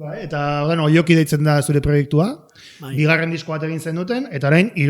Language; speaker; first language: Basque; native; Basque